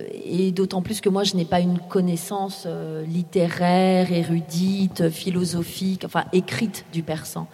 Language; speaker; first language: French; early bilingual, other home language; Persian